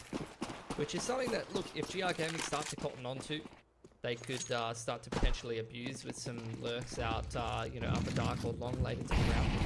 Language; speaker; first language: English; native; English